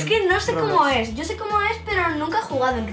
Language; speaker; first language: Spanish; native; Spanish